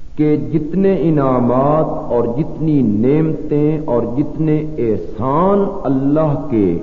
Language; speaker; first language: Urdu; non-native, local second language; Punjabi